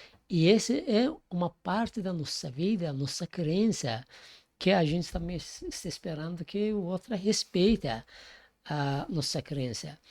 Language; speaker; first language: Portuguese; non-native, fluent; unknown